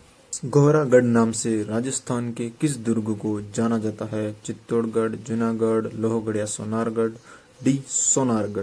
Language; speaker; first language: Hindi; native; Hindi